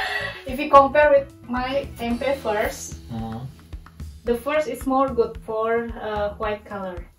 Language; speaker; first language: English; non-native, learner; Indonesian